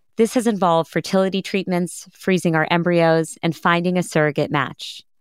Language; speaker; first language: English; early bilingual, other home language; Hindi